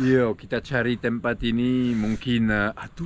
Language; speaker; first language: Indonesian; non-native, fluent; French